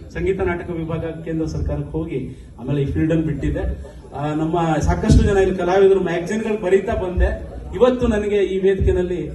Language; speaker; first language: Kannada; non-native, local second language; Lambadi